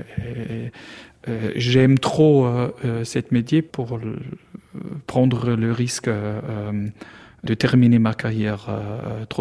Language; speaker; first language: French; non-native, learner; German